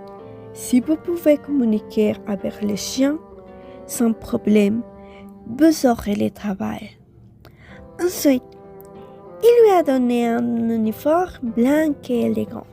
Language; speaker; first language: French; non-native, fluent; Spanish